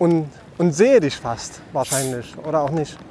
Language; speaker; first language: German; native; German